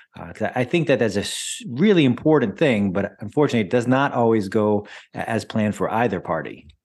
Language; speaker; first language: English; native; English